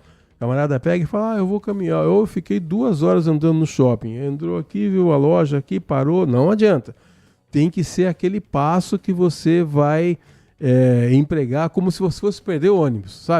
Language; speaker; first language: Portuguese; native; Portuguese